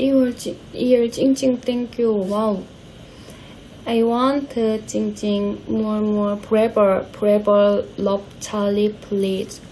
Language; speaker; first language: English; non-native, learner; Thai